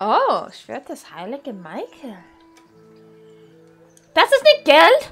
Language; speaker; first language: German; non-native, learner; Dutch